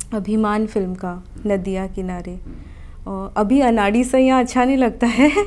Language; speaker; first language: Hindi; non-native, local second language; Odia